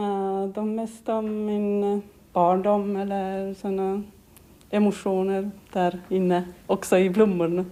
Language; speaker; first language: Swedish; non-native, learner; Estonian